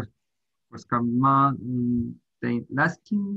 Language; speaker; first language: Finnish; non-native, learner; Spanish